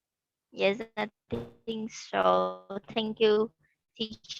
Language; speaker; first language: English; non-native, learner; Khmer